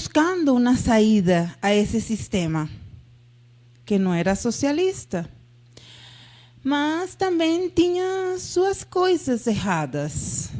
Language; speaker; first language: Portuguese; non-native, fluent; Spanish